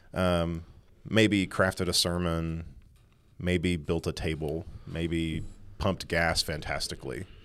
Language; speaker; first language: English; native; English